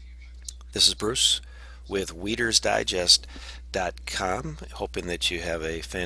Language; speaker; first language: English; native; English